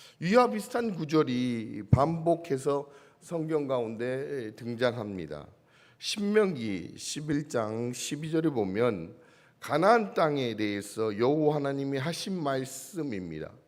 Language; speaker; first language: Korean; native; Korean